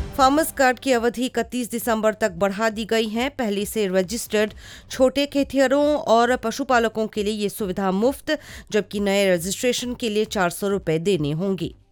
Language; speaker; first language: Hindi; non-native, local second language; Morisyen